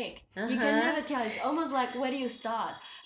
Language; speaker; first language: English; non-native, local second language; Indonesian